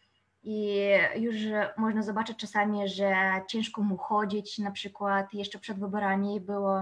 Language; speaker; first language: Polish; non-native, fluent; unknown